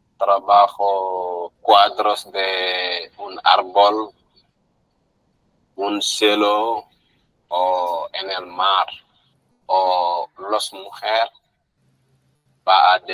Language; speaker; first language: Spanish; non-native, learner; Wolof